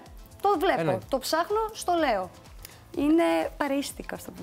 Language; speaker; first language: Greek; native; Greek